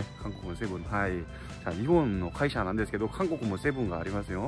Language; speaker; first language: Japanese; non-native, fluent; Korean